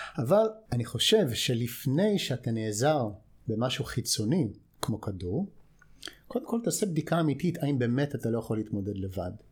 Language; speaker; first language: Hebrew; non-native, fluent; English